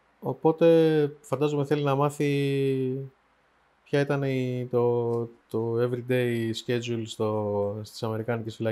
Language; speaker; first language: Greek; native; Greek